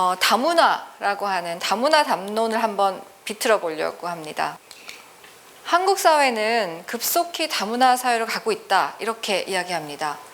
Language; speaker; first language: Korean; native; Korean